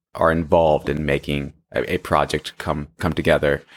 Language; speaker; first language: English; early bilingual, other home language; Hindi